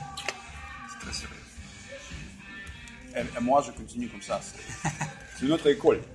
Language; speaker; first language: French; non-native, fluent; Russian